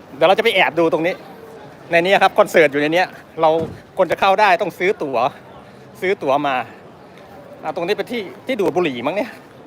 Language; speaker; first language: Thai; native; Thai